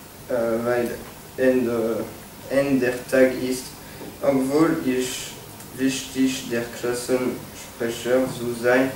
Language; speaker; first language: German; non-native, learner; French